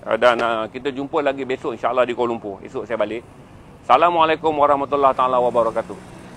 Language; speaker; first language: Malay; native; Malay